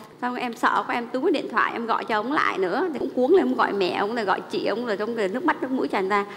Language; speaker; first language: Vietnamese; early bilingual, heritage; Vietnamese